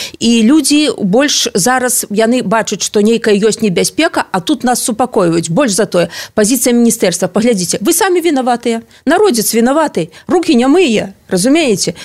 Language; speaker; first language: Belarusian; non-native, local second language; Russian